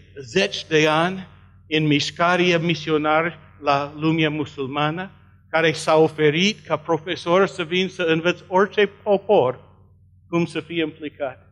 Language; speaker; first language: Romanian; non-native, learner; English